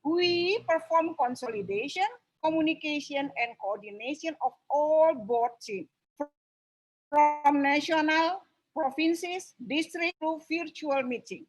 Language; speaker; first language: English; non-native, local second language; Indonesian